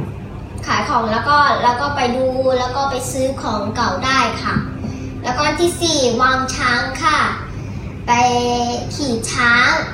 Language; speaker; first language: Thai; early bilingual, heritage; Thai